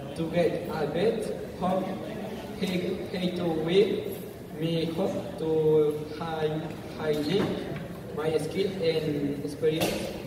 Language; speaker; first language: English; non-native, learner; Spanish